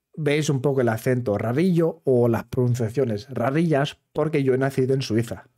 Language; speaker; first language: Spanish; non-native, fluent; German